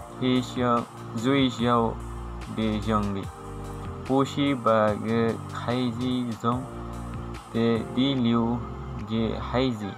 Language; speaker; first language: Chinese; non-native, learner; Malay